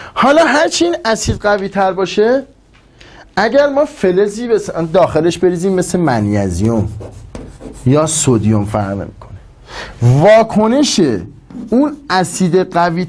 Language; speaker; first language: Persian; native; Persian